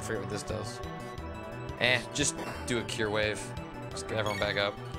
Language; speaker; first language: English; native; English